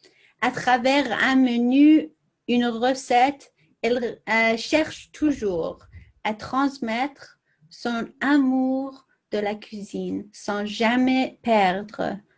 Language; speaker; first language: French; non-native, learner; English